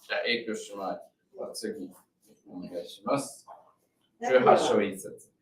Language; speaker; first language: Japanese; non-native, learner; English